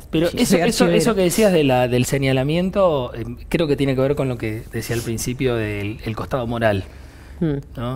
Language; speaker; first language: Spanish; native; Spanish